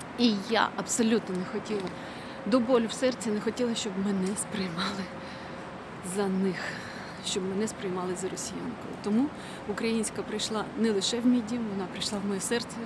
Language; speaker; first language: Ukrainian; non-native, local second language; Russian